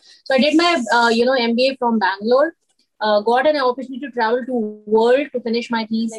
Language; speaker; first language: English; non-native, local second language; Hindi